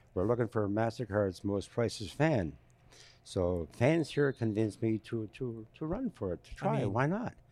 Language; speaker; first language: English; native; English